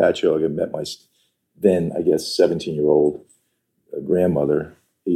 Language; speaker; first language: English; native; English